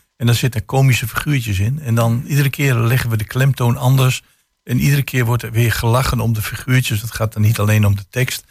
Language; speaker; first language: Dutch; native; Dutch